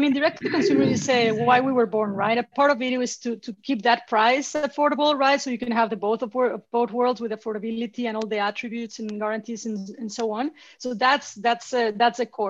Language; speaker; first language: English; non-native, fluent; Spanish